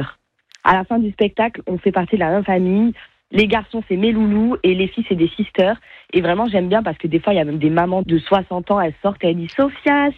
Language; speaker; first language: French; native; French